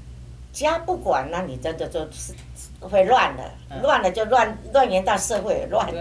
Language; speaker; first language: Chinese; native; Chinese